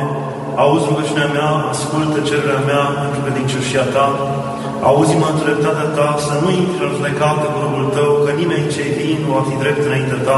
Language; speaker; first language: Romanian; native; Romanian